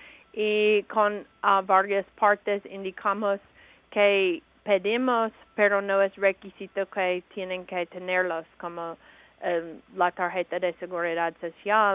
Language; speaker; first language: Spanish; non-native, learner; English